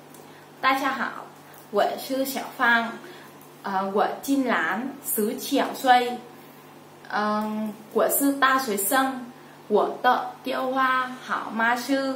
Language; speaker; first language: Chinese; non-native, learner; Vietnamese